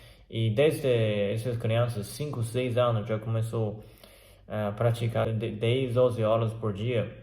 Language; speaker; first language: Portuguese; non-native, learner; Chinese